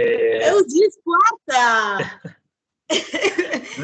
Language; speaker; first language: Portuguese; non-native, fluent; Spanish